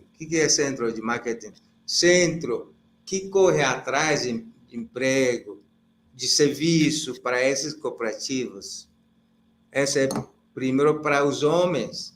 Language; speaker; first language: Portuguese; non-native, fluent; Igbo